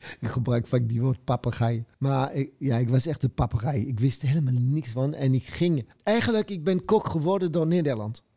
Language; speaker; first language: Dutch; non-native, fluent; French